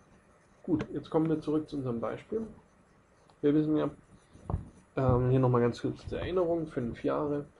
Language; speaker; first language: German; native; German